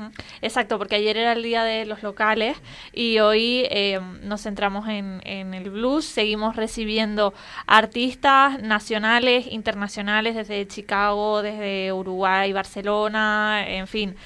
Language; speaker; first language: Spanish; native; Spanish